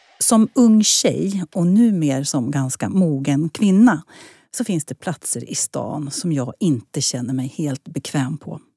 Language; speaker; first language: Swedish; native; Swedish